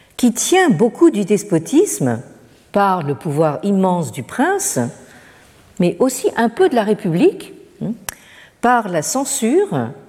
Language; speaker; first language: French; native; French